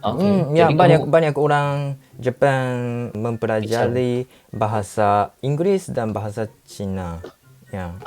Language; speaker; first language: Indonesian; non-native, learner; Japanese